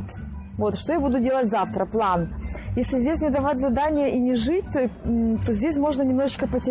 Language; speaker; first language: Russian; native; Russian